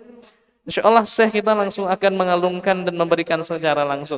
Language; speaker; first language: Indonesian; native; Indonesian